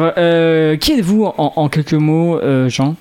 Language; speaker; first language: French; native; French